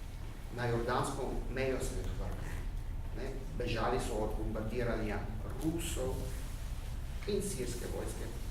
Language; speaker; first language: Slovenian; early bilingual, heritage; Arabic